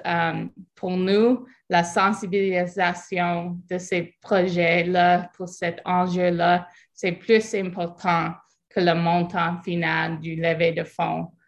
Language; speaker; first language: French; non-native, fluent; English